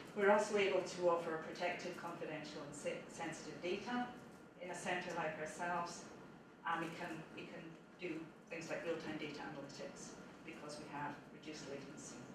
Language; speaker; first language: English; native; English